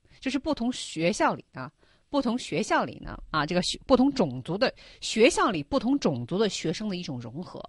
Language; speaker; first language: Chinese; native; Chinese